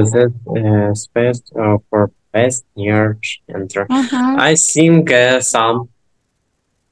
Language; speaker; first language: English; non-native, learner; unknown